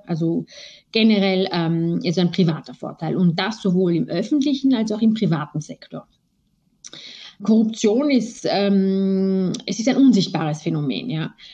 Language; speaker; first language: German; early bilingual, other home language; Armenian